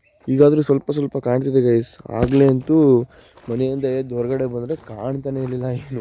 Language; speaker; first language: Kannada; native; Kannada